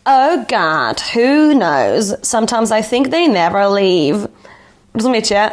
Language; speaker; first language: English; non-native, fluent; Polish